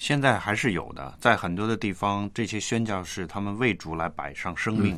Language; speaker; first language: Chinese; non-native, local second language; Cantonese